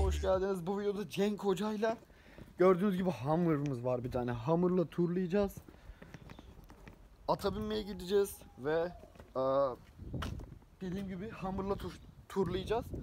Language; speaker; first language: Turkish; native; Turkish